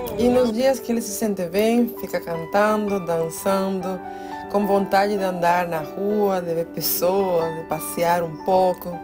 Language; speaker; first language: Portuguese; non-native, fluent; Spanish